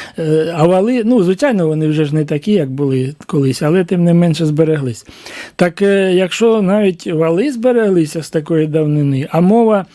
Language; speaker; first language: Ukrainian; native; Ukrainian